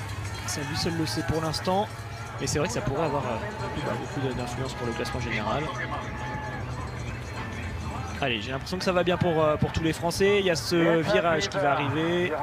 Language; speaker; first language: French; native; French